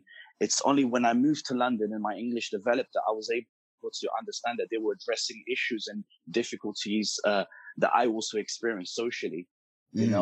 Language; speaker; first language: English; early bilingual, other home language; Portuguese